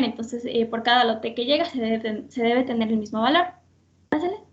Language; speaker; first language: Spanish; native; Spanish